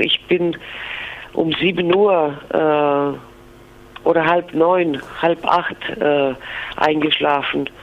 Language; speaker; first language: German; non-native, fluent; Greek